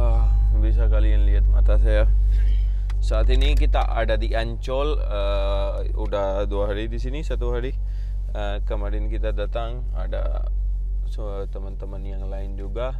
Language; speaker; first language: Indonesian; non-native, fluent; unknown